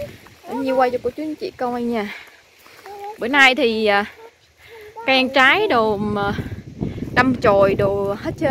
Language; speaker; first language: Vietnamese; native; Vietnamese